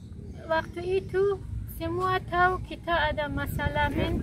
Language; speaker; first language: Indonesian; non-native, learner; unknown